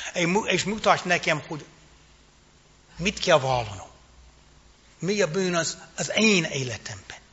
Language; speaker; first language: Hungarian; non-native, fluent; English